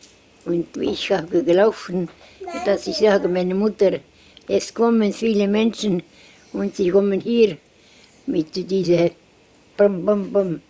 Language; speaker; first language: German; non-native, learner; Estonian